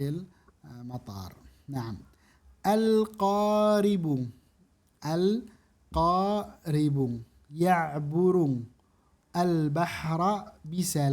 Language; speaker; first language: Arabic; non-native, fluent; Indonesian